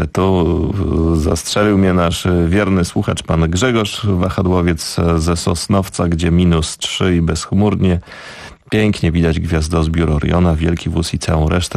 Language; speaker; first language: Polish; native; Polish